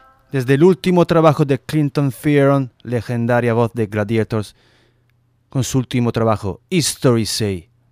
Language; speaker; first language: Spanish; native; Spanish